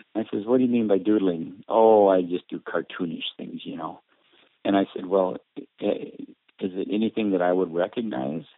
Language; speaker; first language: English; early bilingual, other home language; Spanish